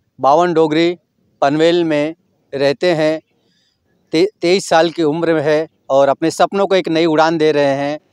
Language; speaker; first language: Hindi; native; Hindi